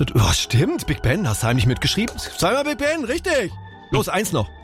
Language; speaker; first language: German; native; German